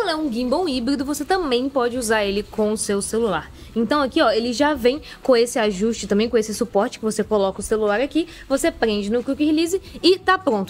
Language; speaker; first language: Portuguese; native; Portuguese